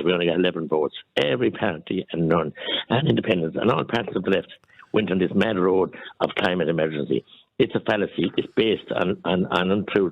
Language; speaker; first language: English; native; English